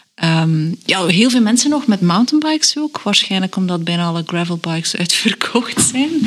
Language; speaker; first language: Dutch; native; Dutch